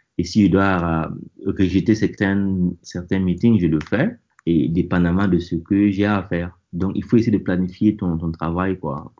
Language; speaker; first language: French; non-native, local second language; Mossi